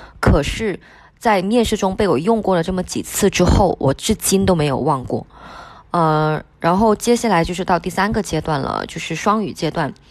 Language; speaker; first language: Chinese; non-native, local second language; Min Nan Chinese